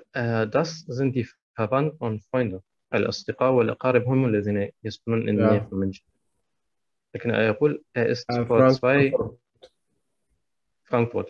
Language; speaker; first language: German; non-native, fluent; Arabic